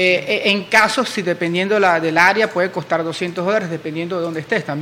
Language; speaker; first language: Spanish; native; Spanish